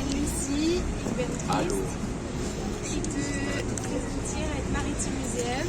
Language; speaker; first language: Dutch; non-native, learner; French